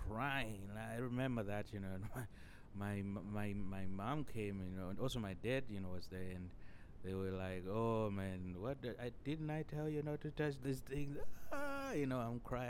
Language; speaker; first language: English; non-native, local second language; Shona